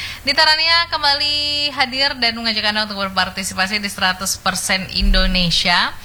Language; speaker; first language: Indonesian; native; Indonesian